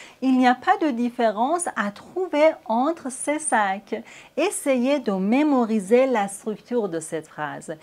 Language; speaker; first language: French; native; French